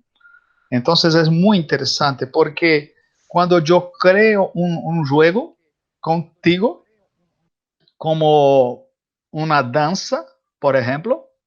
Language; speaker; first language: Spanish; non-native, learner; Portuguese